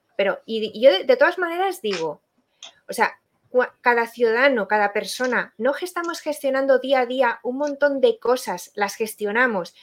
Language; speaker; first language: Spanish; native; Spanish